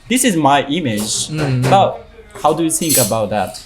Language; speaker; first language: English; non-native, learner; Japanese